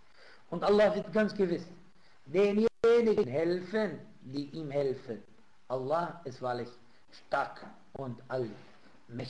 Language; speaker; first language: German; non-native, fluent; Arabic